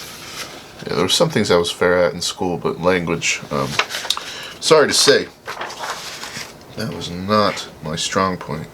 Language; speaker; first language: English; native; English